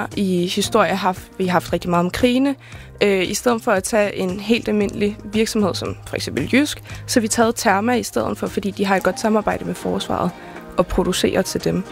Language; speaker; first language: Danish; native; Danish